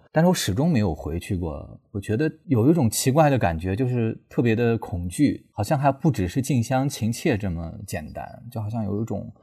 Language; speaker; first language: Chinese; native; Chinese